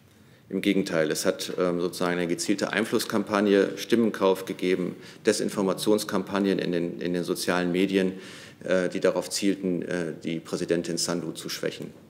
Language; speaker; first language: German; native; German